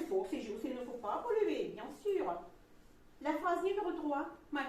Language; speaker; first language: French; non-native, fluent; Russian